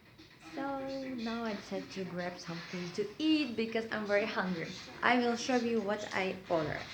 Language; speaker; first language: English; non-native, learner; Russian